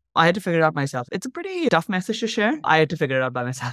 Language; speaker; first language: English; non-native, local second language; Hindi